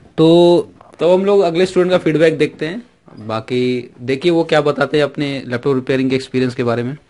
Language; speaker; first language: Hindi; native; Hindi